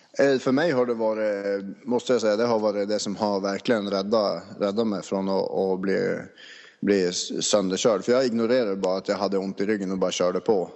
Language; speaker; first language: Swedish; native; Swedish